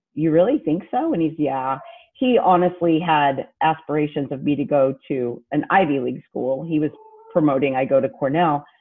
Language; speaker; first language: English; native; English